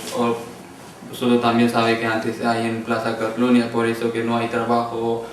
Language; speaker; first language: Spanish; non-native, learner; Punjabi